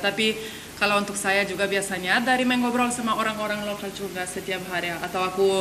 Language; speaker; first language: Indonesian; non-native, learner; Lithuanian